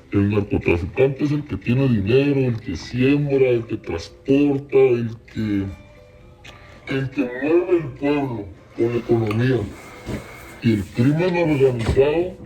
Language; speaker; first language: Spanish; native; Spanish